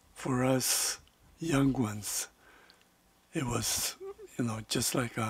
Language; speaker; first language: English; non-native, fluent; Spanish